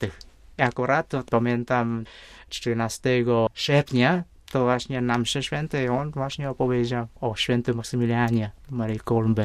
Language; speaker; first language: Polish; non-native, fluent; Vietnamese